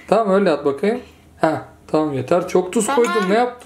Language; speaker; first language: Turkish; native; Turkish